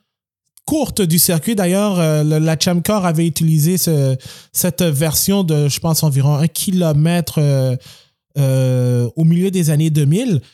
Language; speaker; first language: French; native; French